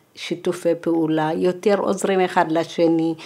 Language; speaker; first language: Hebrew; early bilingual, other home language; Amharic